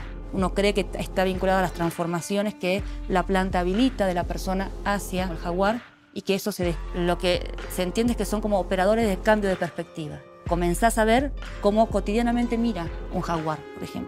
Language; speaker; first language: Spanish; native; Spanish